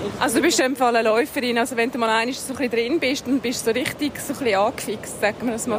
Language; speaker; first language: German; native; German